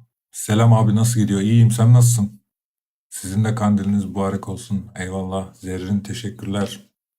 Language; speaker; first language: Turkish; native; Turkish